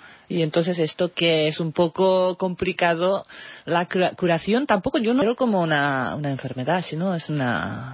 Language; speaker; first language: Spanish; non-native, fluent; Japanese